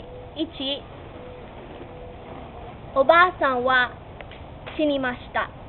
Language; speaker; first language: Japanese; non-native, learner; English